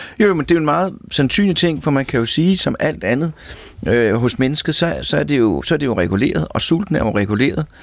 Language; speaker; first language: Danish; native; Danish